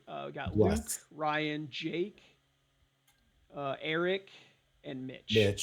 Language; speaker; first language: English; native; English